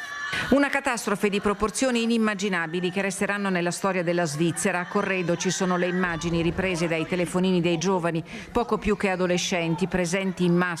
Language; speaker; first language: Italian; native; Italian